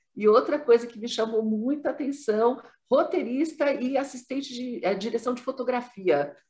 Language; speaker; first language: Portuguese; native; Portuguese